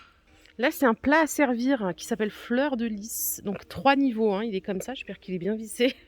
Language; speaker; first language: French; native; French